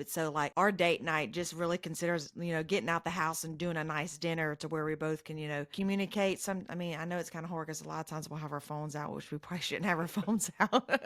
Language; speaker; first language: English; native; English